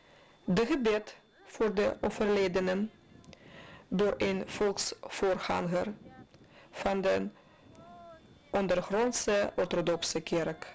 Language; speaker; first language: Dutch; non-native, fluent; Russian